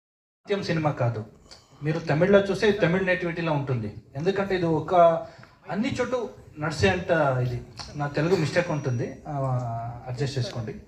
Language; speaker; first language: Telugu; non-native, learner; Kannada